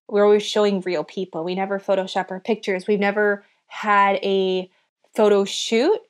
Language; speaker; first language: English; early bilingual, other home language; Chinese